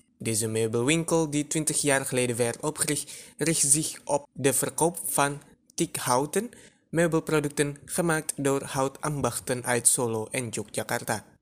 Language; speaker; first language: Dutch; non-native, fluent; Indonesian